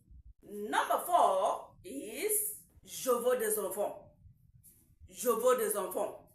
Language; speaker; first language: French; non-native, learner; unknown